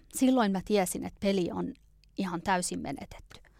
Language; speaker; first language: Finnish; early bilingual, other home language; Persian